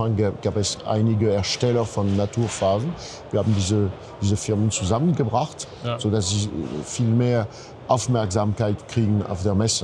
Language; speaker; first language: German; non-native, fluent; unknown